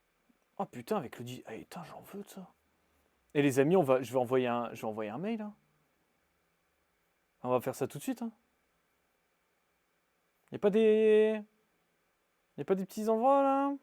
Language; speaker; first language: French; native; French